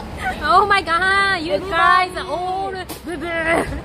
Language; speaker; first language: English; non-native, learner; Japanese